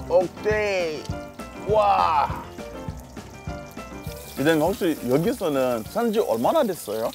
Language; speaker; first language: Korean; non-native, learner; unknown